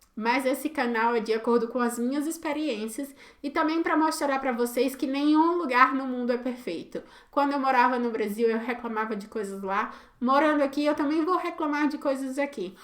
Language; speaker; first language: Portuguese; native; Portuguese